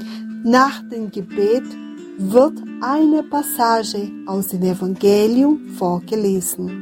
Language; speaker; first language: German; non-native, fluent; Portuguese